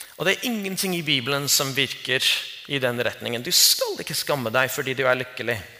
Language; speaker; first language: Norwegian; non-native, fluent; English